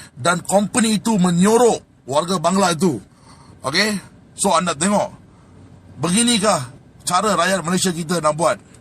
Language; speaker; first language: Malay; non-native, local second language; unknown